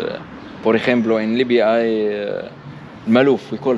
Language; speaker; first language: Spanish; non-native, learner; Arabic